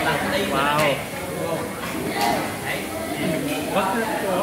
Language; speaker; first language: English; non-native, fluent; Vietnamese